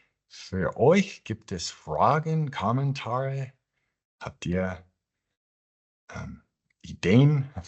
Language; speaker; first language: German; non-native, fluent; English